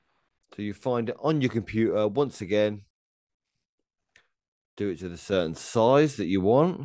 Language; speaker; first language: English; native; English